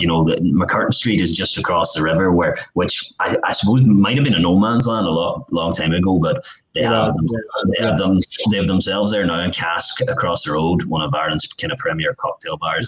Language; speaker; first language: English; native; English